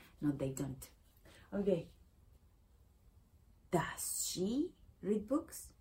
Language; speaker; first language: English; non-native, learner; Spanish